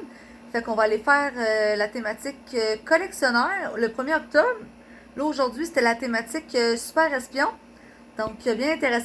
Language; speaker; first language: French; native; French